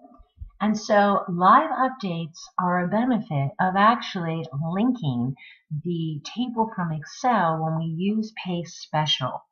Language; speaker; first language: English; native; English